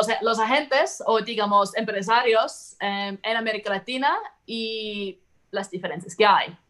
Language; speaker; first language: Spanish; non-native, fluent; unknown